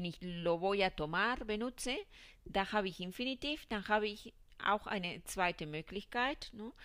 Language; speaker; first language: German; non-native, fluent; Spanish